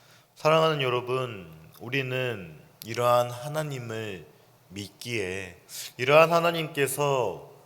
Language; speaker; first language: Korean; native; Korean